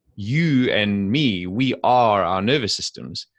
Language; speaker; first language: English; native; English